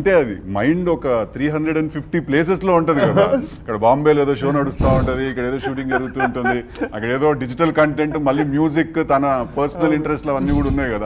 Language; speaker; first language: Telugu; native; Telugu